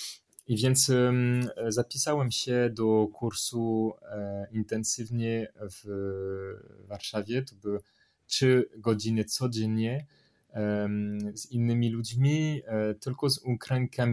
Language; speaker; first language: Polish; non-native, learner; French